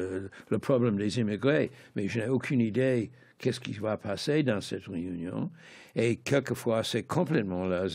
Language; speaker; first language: French; non-native, fluent; English